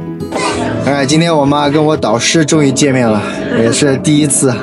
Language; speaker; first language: Chinese; native; Chinese